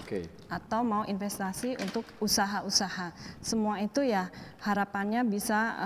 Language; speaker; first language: Indonesian; native; Indonesian